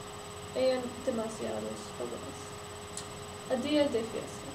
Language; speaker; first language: Spanish; non-native, learner; English